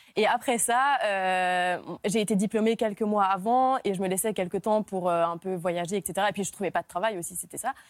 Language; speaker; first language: French; early bilingual, other home language; Hungarian